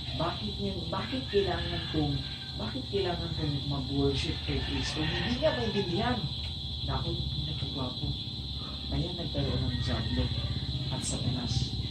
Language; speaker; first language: Filipino; non-native, local second language; Cebuano